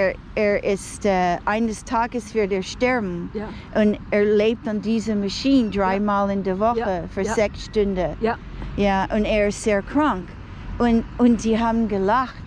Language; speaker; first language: German; non-native, fluent; English